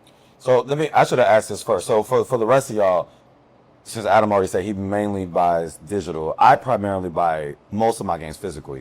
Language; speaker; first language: English; native; English